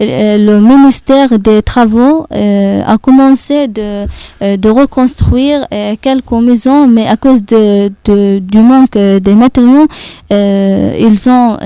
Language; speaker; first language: French; non-native, learner; Arabic